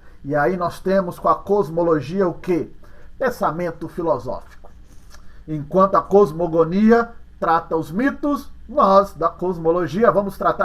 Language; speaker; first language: Portuguese; native; Portuguese